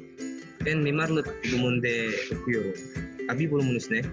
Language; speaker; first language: Turkish; non-native, learner; Indonesian